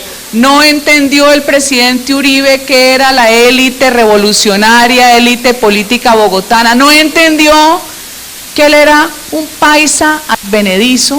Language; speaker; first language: Spanish; native; Spanish